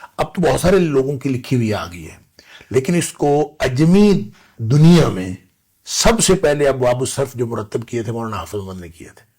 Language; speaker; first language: Urdu; non-native, local second language; Punjabi